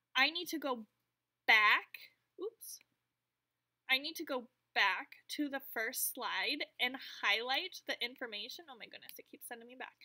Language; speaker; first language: English; native; English